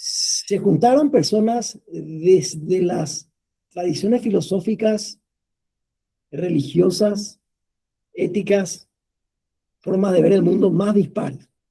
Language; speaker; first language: Spanish; native; Spanish